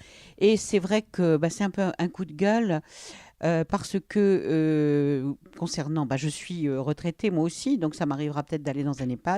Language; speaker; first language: French; native; French